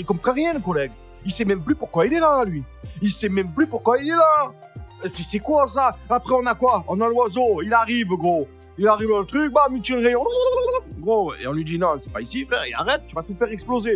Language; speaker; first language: French; native; French